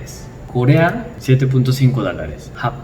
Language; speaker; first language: Spanish; non-native, learner; Korean